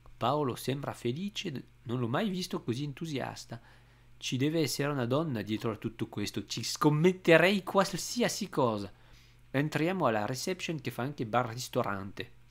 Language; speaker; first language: Italian; non-native, fluent; French